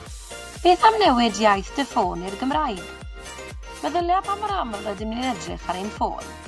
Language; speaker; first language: Welsh; native; Welsh